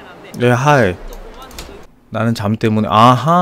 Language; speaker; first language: Japanese; non-native, learner; Korean